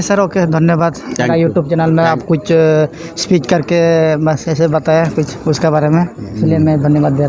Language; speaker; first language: Hindi; non-native, local second language; Santali